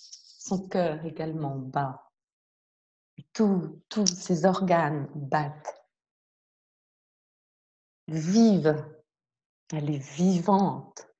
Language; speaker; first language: French; native; French